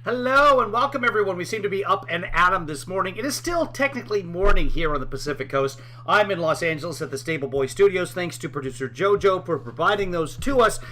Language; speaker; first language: English; native; English